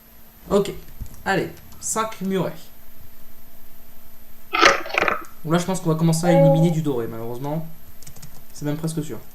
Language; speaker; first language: French; native; French